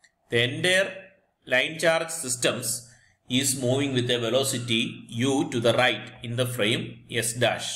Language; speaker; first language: English; non-native, local second language; Malayalam